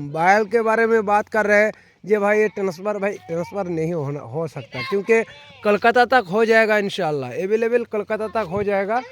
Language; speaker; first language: Hindi; non-native, local second language; Bangla